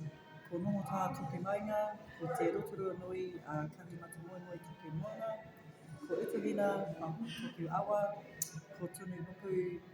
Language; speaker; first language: Māori; non-native, local second language; English